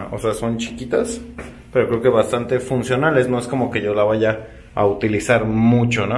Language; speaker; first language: Spanish; native; Spanish